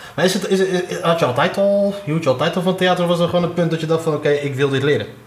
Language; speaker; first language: Dutch; early bilingual, other home language; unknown